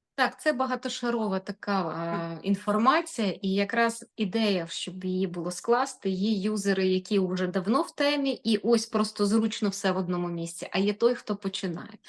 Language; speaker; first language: Ukrainian; native; Ukrainian